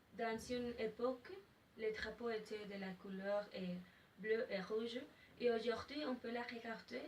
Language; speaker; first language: French; non-native, learner; Spanish